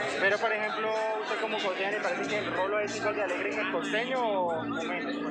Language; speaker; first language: Spanish; non-native, fluent; French